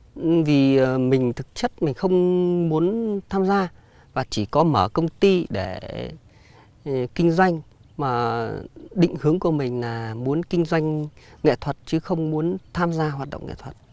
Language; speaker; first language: Vietnamese; native; Vietnamese